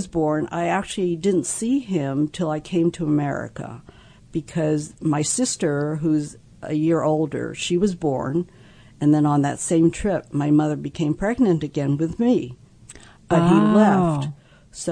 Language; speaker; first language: English; early bilingual, other home language; Cantonese